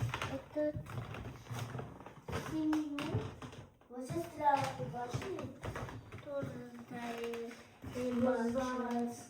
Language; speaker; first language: Russian; non-native, local second language; Azerbaijani